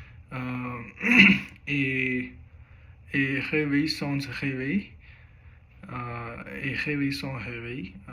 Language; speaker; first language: French; non-native, learner; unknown